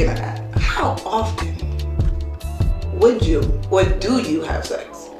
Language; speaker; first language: English; native; English